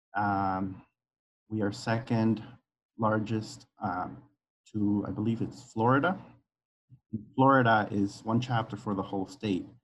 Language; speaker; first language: English; non-native, fluent; Spanish